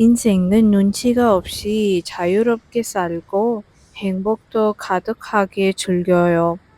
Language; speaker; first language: Korean; non-native, fluent; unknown